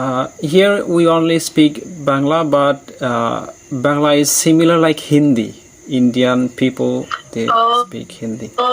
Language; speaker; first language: English; non-native, learner; Bangla